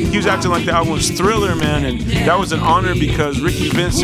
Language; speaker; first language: English; native; English